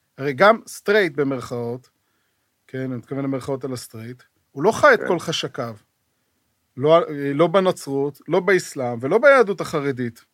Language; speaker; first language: Hebrew; native; Hebrew